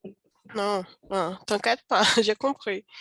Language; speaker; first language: French; non-native, learner; Portuguese